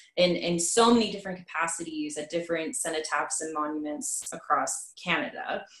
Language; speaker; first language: English; native; English